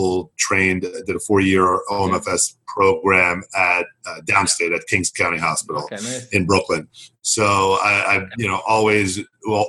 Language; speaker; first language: English; native; English